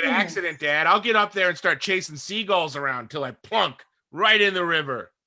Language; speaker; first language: English; native; English